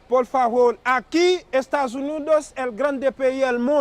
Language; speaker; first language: Spanish; non-native, learner; Haitian Creole